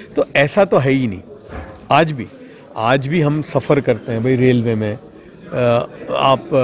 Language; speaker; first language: Hindi; non-native, local second language; Gujarati